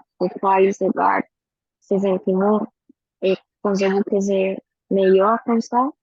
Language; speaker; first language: French; non-native, learner; Spanish